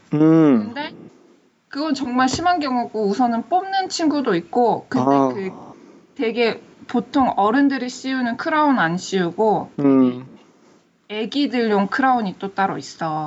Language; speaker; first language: Korean; early bilingual, heritage; Korean